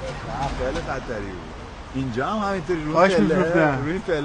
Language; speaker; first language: Persian; native; Persian